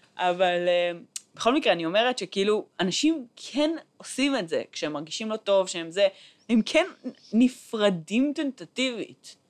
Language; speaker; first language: Hebrew; native; Hebrew